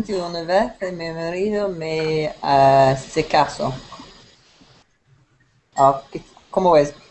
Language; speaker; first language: Spanish; non-native, learner; English